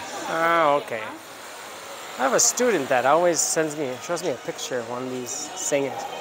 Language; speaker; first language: English; native; English